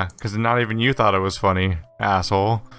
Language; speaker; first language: English; native; English